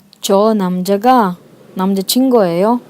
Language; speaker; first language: Korean; non-native, learner; Filipino